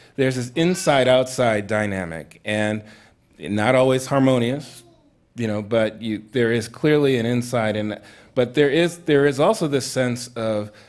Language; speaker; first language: English; native; English